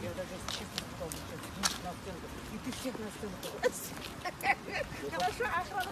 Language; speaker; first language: Russian; non-native, local second language; Uzbek